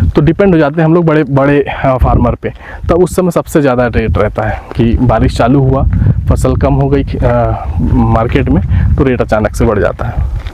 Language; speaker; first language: Hindi; native; Hindi